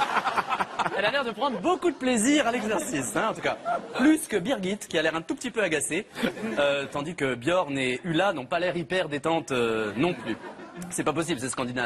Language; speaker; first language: French; native; French